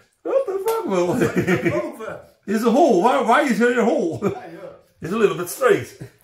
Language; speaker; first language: English; non-native, learner; Dutch